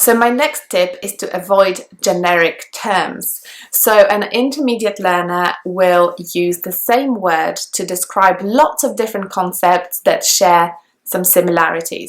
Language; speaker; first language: English; non-native, fluent; Polish